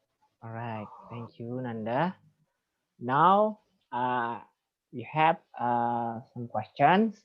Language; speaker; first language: English; non-native, fluent; Indonesian